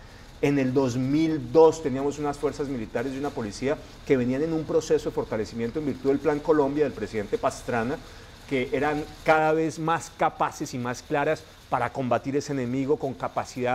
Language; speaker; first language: Spanish; native; Spanish